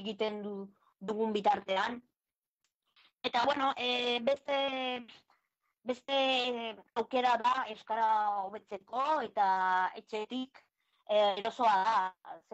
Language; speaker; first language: Basque; non-native, local second language; Spanish